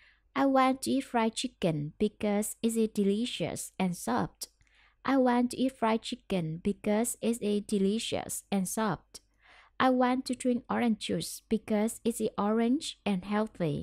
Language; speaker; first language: English; non-native, learner; Vietnamese